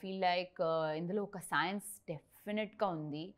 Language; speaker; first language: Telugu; non-native, learner; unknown